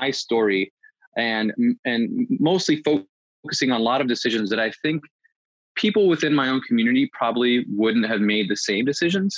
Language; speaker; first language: English; native; English